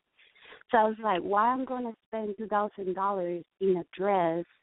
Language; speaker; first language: English; non-native, fluent; Spanish